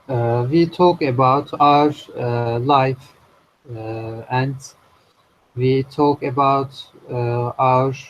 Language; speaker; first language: English; non-native, learner; Turkish